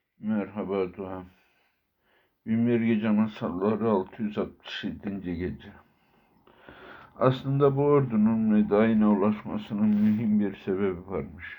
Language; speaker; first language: Turkish; native; Turkish